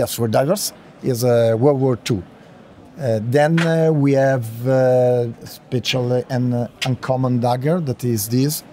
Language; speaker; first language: English; non-native, learner; Italian